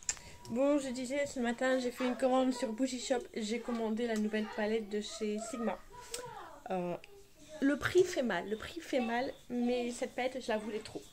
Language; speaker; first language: French; native; French